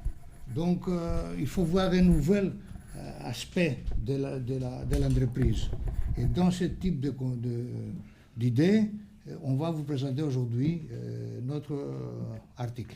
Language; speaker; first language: French; non-native, fluent; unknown